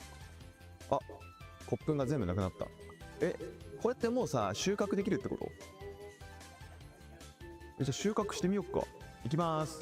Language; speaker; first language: Japanese; native; Japanese